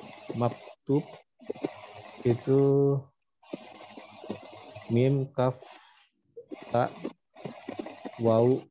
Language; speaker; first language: Indonesian; native; Indonesian